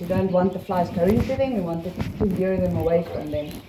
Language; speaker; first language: English; non-native, local second language; Afrikaans